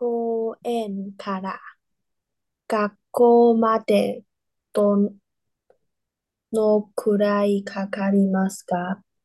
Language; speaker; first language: Japanese; non-native, learner; Chinese